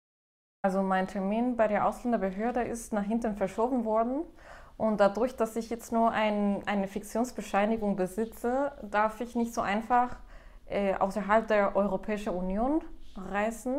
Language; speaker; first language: German; non-native, fluent; Spanish